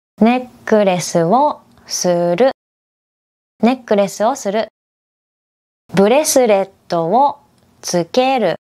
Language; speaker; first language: Japanese; native; Japanese